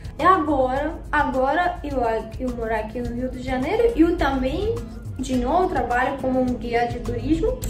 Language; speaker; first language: Portuguese; non-native, learner; Russian